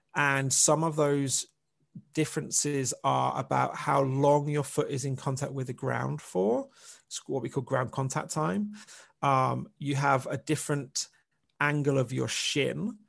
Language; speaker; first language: English; native; English